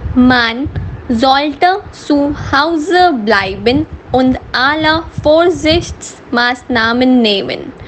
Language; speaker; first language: German; non-native, learner; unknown